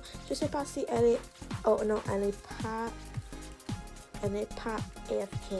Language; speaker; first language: French; non-native, learner; English